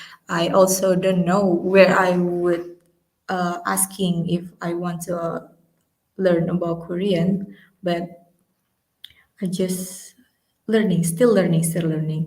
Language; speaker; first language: English; non-native, learner; Indonesian